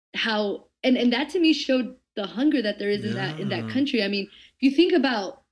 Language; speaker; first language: English; native; English